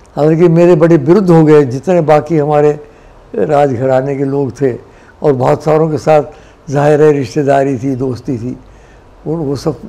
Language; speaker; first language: Hindi; non-native, local second language; Dogri